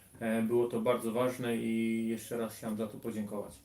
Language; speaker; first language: Polish; early bilingual, heritage; Polish